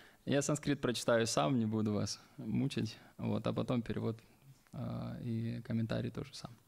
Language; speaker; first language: Russian; native; Russian